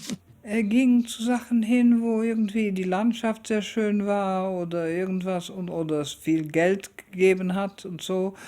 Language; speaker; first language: German; early bilingual, heritage; German